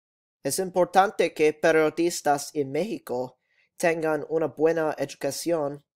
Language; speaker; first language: Spanish; non-native, learner; English